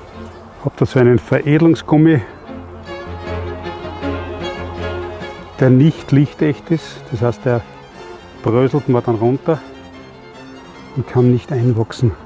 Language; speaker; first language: German; native; German